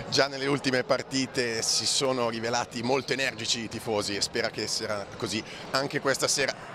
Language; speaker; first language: Italian; native; Italian